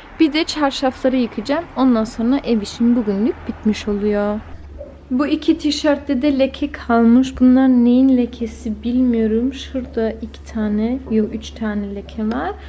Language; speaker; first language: Turkish; early bilingual, heritage; Turkish